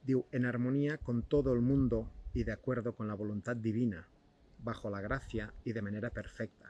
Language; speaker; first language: Spanish; non-native, local second language; Catalan